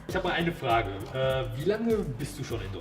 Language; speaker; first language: German; early bilingual, other home language; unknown